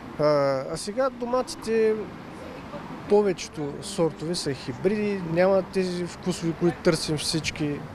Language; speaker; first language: Bulgarian; native; Bulgarian